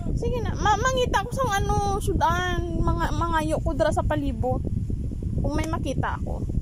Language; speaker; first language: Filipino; non-native, local second language; Hiligaynon